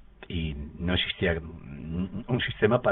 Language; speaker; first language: Spanish; native; Spanish